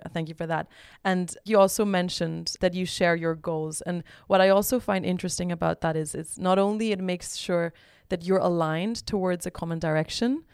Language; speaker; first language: English; non-native, fluent; Spanish